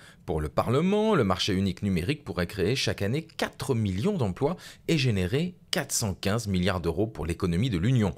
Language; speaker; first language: French; native; French